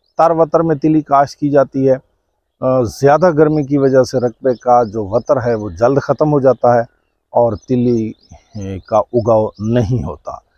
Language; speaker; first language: Urdu; non-native, local second language; Saraiki